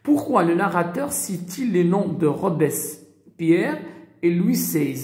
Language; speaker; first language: French; non-native, local second language; Arabic